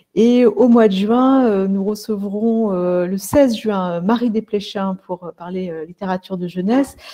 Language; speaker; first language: French; native; French